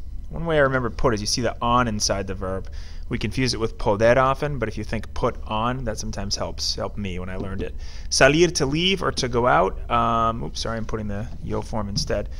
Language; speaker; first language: English; native; English